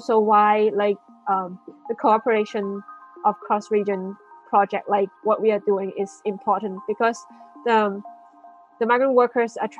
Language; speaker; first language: English; non-native, local second language; Cantonese